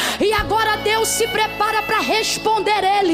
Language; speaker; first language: Portuguese; native; Portuguese